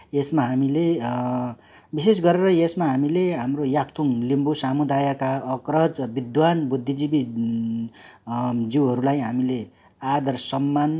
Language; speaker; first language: Nepali; non-native, local second language; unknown